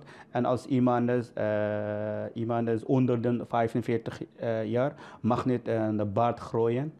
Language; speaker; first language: Dutch; non-native, learner; Uyghur